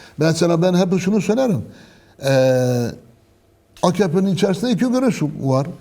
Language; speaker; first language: Turkish; non-native, local second language; Kurdish